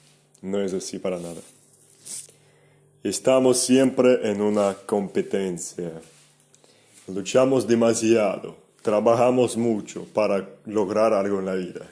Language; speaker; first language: Spanish; non-native, fluent; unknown